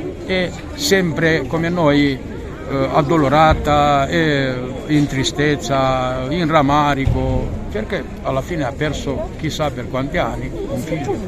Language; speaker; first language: Italian; non-native, fluent; Romanian